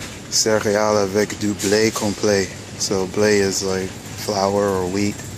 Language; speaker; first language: French; non-native, learner; English